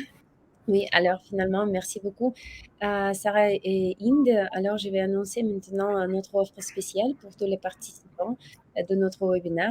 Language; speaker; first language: French; non-native, fluent; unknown